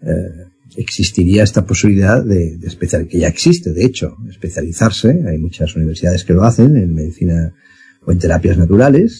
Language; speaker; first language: Spanish; native; Spanish